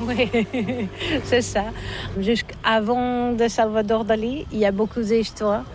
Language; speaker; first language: French; non-native, learner; Catalan